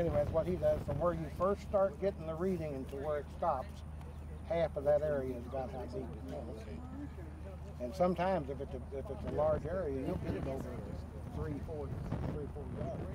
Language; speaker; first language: English; native; English